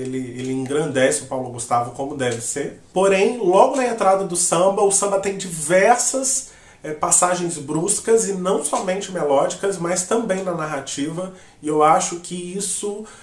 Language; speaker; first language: Portuguese; native; Portuguese